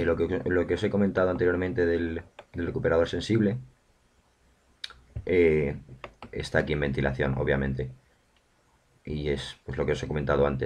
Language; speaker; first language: Spanish; native; Spanish